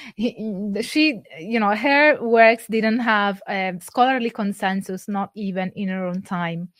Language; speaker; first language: English; non-native, fluent; Italian